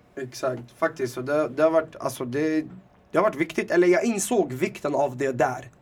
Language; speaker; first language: Swedish; early bilingual, other home language; Arabic